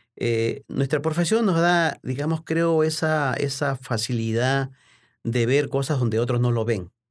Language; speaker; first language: Spanish; native; Spanish